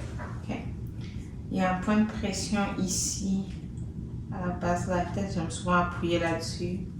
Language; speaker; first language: French; native; French